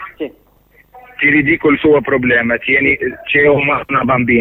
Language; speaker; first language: Italian; non-native, learner; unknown